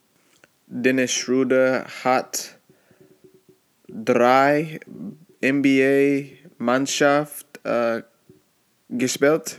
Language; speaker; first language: German; non-native, learner; English